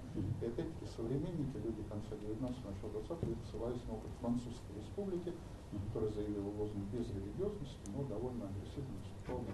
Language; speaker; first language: Russian; native; Russian